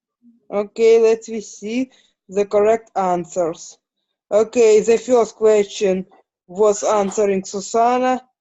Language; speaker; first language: English; non-native, learner; Ukrainian